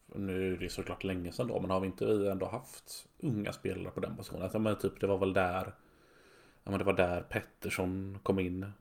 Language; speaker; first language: Swedish; native; Swedish